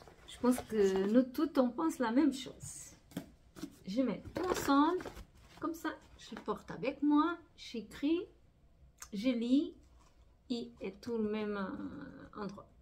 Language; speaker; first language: French; non-native, fluent; Portuguese